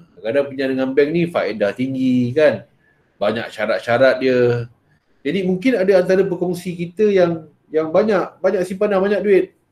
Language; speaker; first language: Malay; native; Malay